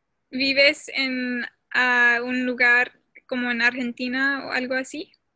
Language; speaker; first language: Spanish; early bilingual, other home language; English